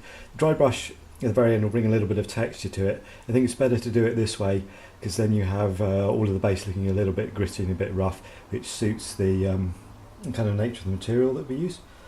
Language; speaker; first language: English; native; English